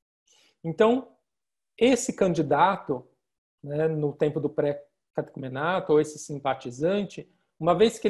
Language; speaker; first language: Portuguese; native; Portuguese